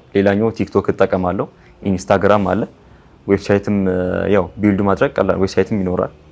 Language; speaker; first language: Amharic; non-native, local second language; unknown